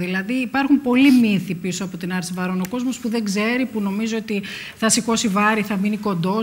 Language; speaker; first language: Greek; native; Greek